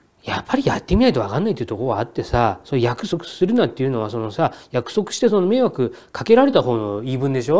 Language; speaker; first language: Japanese; native; Japanese